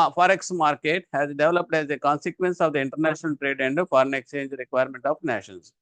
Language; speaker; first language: English; non-native, local second language; Telugu